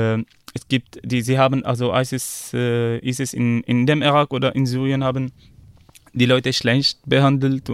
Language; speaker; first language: German; non-native, fluent; Arabic